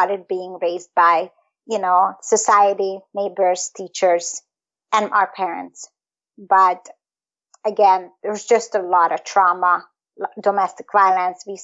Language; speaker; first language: English; non-native, fluent; Hungarian